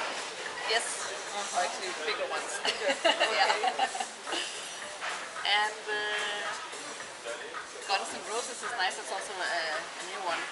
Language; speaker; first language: English; non-native, fluent; Danish